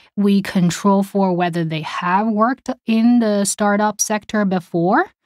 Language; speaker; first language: English; non-native, fluent; Chinese